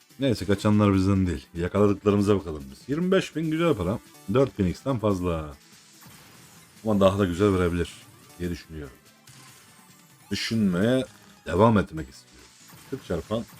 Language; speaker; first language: Turkish; native; Turkish